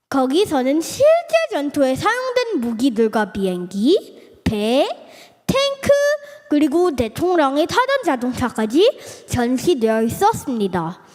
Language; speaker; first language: Korean; early bilingual, other home language; Filipino